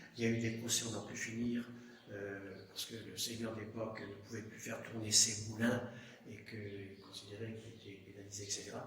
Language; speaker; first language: French; native; French